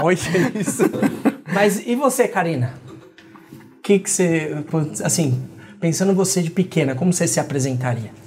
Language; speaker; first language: Portuguese; native; Portuguese